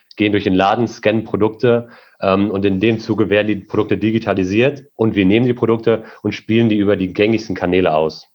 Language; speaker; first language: German; native; German